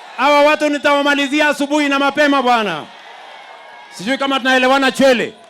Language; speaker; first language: Swahili; non-native, local second language; Kalenjin